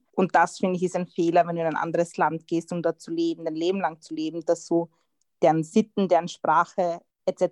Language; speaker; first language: German; early bilingual, other home language; Croatian